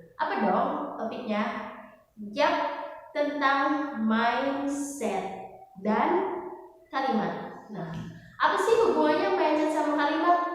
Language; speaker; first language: Indonesian; native; Indonesian